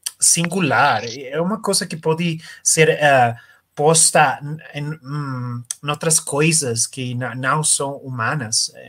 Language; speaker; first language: Portuguese; non-native, learner; Spanish